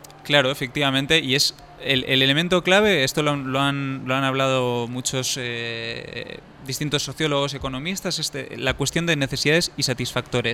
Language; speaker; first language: Spanish; native; Spanish